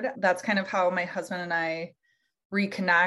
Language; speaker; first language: English; native; English